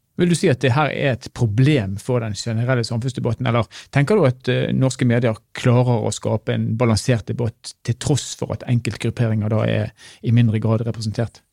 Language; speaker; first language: Norwegian; native; Norwegian